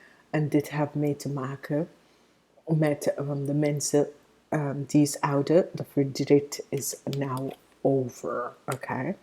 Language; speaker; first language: Dutch; non-native, fluent; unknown